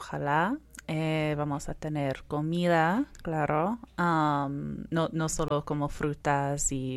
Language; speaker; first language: Spanish; non-native, fluent; English